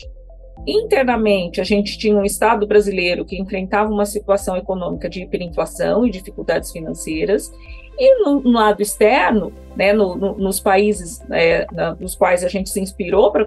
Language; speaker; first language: Portuguese; native; Portuguese